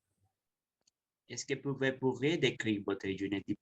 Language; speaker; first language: French; non-native, learner; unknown